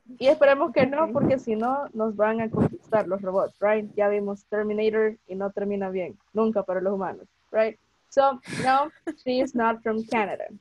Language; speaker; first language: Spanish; native; Spanish